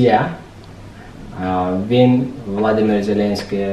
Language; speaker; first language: English; non-native, learner; Azerbaijani